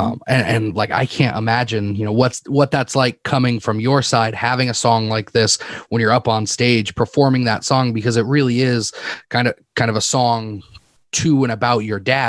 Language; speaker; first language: English; native; English